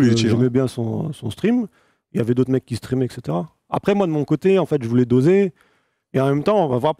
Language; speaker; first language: French; native; French